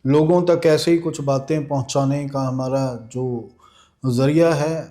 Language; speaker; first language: Hindi; non-native, local second language; Punjabi